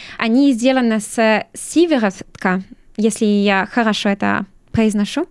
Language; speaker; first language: Russian; non-native, learner; French